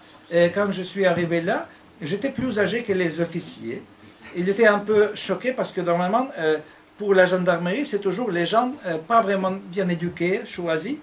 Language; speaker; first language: French; non-native, fluent; Russian